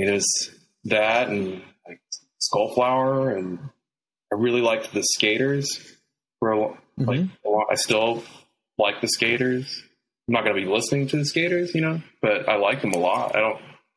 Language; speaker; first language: English; native; English